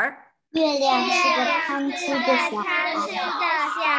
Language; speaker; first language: Chinese; early bilingual, heritage; Chinese